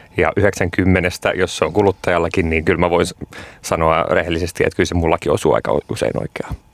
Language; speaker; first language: Finnish; native; Finnish